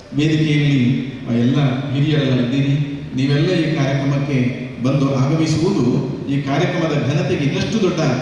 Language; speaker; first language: Kannada; non-native, local second language; Tulu